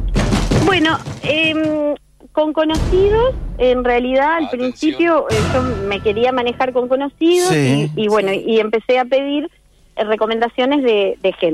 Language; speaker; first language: Spanish; native; Spanish